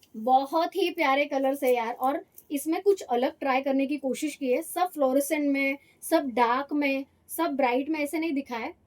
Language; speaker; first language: Hindi; non-native, local second language; Marathi